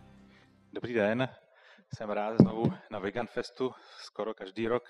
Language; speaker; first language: Czech; native; Czech